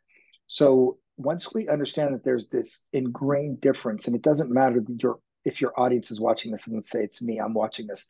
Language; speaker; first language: English; native; English